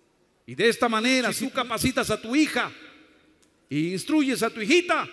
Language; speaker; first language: Spanish; native; Spanish